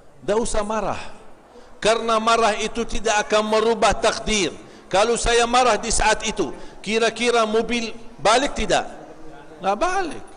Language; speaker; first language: Malay; non-native, fluent; Arabic